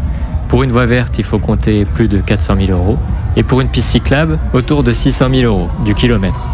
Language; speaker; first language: French; native; French